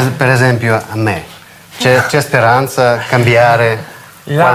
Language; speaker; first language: Italian; non-native, fluent; Russian